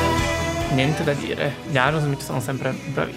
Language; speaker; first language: Italian; native; Italian